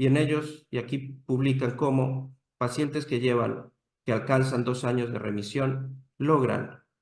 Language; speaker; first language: Spanish; native; Spanish